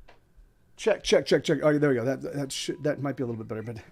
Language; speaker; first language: English; native; English